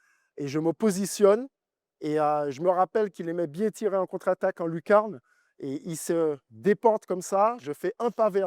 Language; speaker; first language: French; native; French